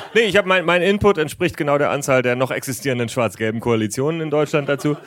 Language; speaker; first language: German; native; German